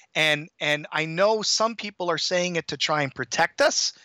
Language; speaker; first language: English; native; English